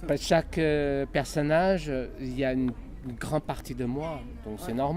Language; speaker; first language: French; non-native, fluent; Chinese